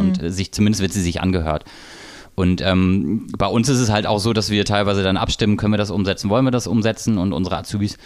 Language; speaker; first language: German; native; German